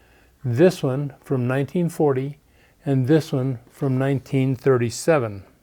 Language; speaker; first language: English; native; English